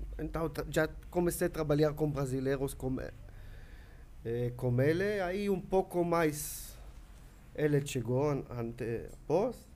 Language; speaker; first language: Portuguese; non-native, learner; Hebrew